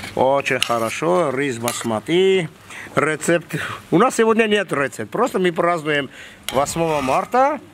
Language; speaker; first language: Russian; non-native, fluent; Armenian